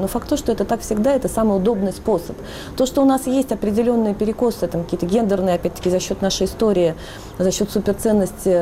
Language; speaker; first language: Russian; native; Russian